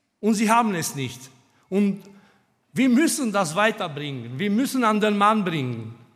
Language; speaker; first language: German; non-native, fluent; Romanian